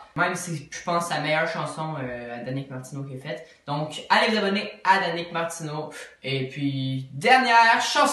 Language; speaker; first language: French; native; French